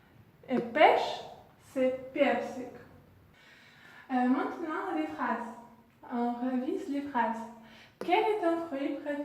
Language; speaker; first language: French; non-native, fluent; Russian